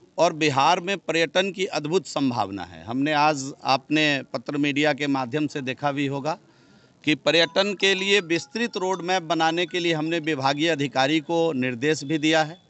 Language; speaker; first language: Hindi; native; Hindi